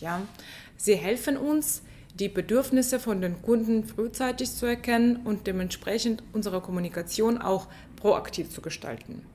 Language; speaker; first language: German; non-native, fluent; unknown